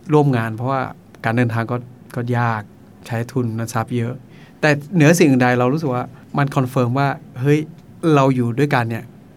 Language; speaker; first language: Thai; non-native, local second language; Akha